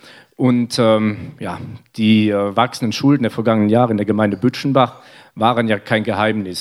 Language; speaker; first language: German; native; German